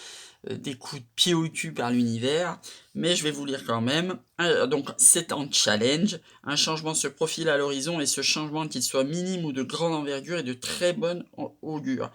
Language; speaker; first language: French; native; French